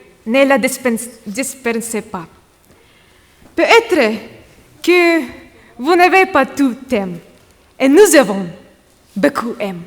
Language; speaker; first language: French; non-native, learner; Russian